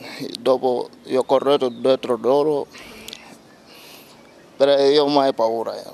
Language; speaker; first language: Italian; non-native, learner; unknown